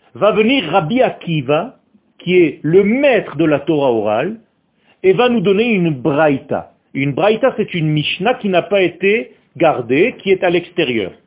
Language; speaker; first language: French; non-native, fluent; Hebrew